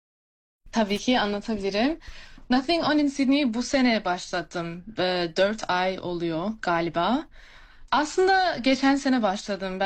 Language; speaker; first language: Turkish; early bilingual, heritage; Turkish